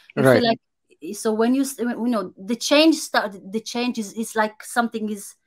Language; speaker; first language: English; non-native, fluent; Romanian